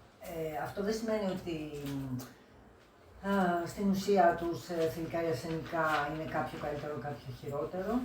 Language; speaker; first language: Greek; native; Greek